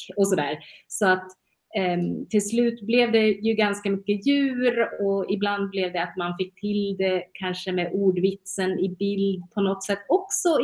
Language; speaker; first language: Swedish; native; Swedish